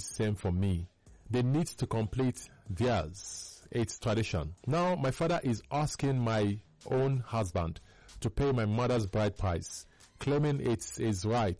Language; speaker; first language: English; non-native, local second language; Igbo